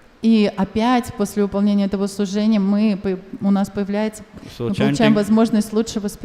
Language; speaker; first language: Russian; native; Russian